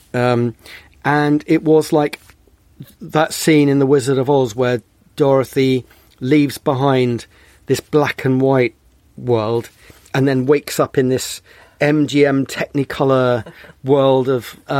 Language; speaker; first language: English; native; English